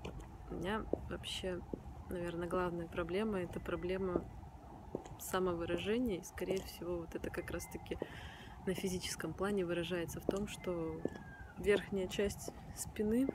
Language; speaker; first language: Russian; native; Russian